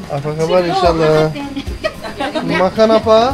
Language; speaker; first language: Indonesian; non-native, learner; Turkish